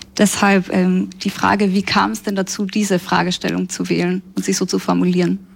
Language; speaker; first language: German; native; German